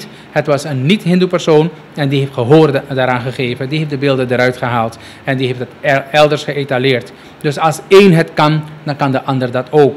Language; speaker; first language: Dutch; native; Dutch